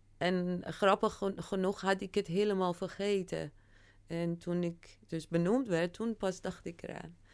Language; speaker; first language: Dutch; non-native, fluent; Persian